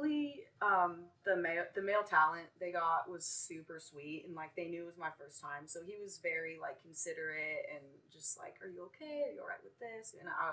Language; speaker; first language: English; native; English